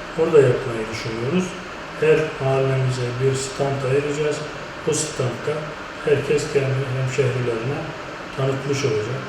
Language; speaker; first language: Turkish; native; Turkish